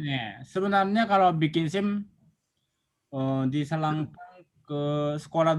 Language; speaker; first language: Indonesian; non-native, fluent; Japanese